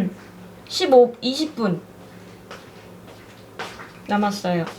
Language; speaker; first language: Korean; native; Korean